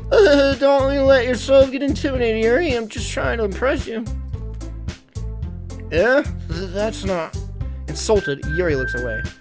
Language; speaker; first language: English; native; English